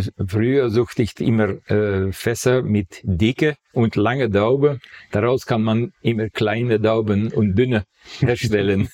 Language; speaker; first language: German; non-native, fluent; Dutch